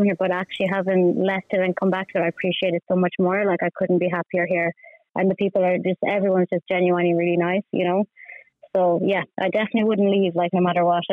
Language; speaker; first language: English; native; English